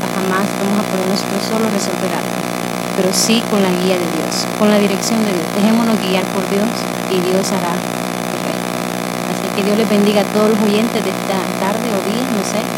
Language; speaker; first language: Spanish; native; Spanish